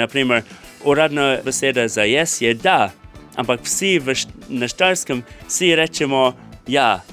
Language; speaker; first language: Slovenian; non-native, fluent; English